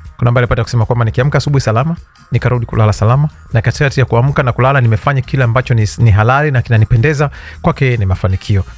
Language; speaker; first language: Swahili; native; Swahili